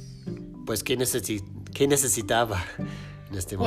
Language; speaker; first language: Spanish; non-native, fluent; English